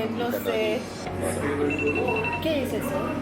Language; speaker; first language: Spanish; early bilingual, heritage; Spanish